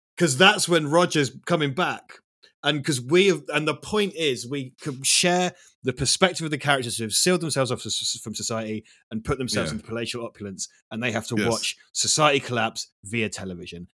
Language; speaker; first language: English; native; English